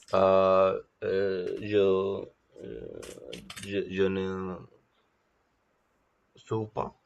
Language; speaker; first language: French; non-native, learner; Telugu